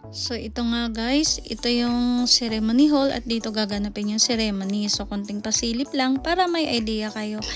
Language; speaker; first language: Filipino; native; Filipino